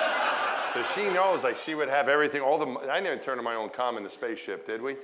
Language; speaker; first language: English; native; English